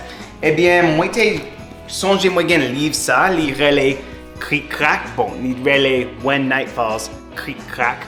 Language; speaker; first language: Haitian Creole; non-native, learner; English